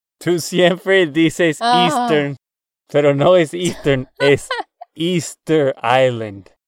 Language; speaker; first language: Spanish; non-native, learner; English